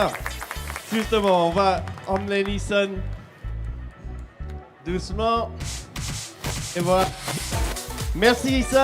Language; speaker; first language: French; native; French